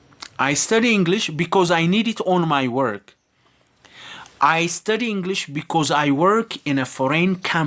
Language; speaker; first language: English; non-native, fluent; Amharic